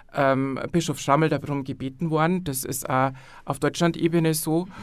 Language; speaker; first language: German; native; German